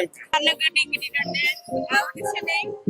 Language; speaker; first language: English; non-native, local second language; Malayalam